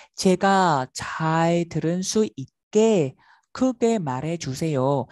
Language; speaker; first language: Korean; non-native, fluent; Vietnamese